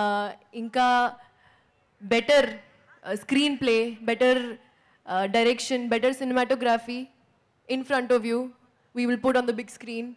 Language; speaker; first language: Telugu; non-native, local second language; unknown